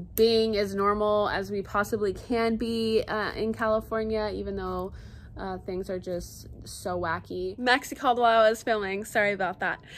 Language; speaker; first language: English; native; English